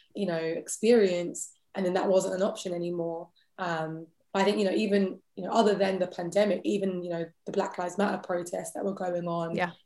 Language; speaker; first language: English; native; English